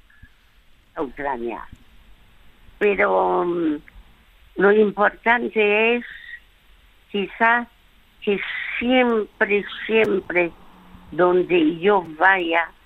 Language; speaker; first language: Spanish; early bilingual, other home language; French